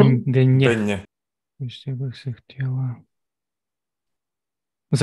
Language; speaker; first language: Czech; non-native, learner; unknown